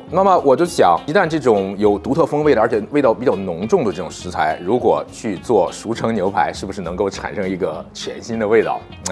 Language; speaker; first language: Chinese; native; Chinese